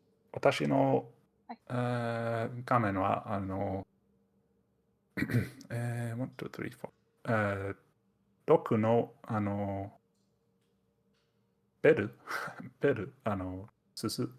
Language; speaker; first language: Japanese; non-native, fluent; Danish